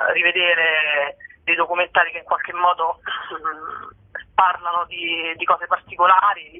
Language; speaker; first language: Italian; native; Italian